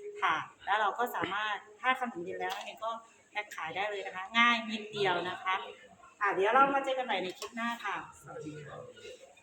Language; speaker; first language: Thai; native; Thai